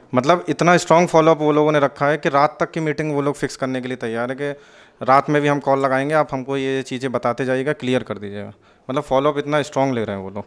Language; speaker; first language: Hindi; native; Hindi